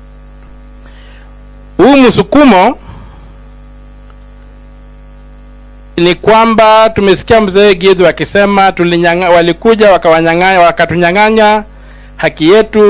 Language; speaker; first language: Swahili; non-native, local second language; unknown